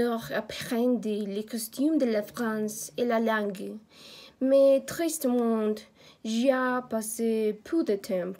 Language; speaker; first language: French; non-native, learner; Spanish